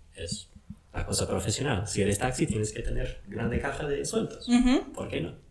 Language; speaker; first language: Spanish; non-native, fluent; English